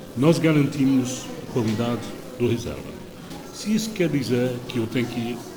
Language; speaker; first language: Portuguese; non-native, fluent; English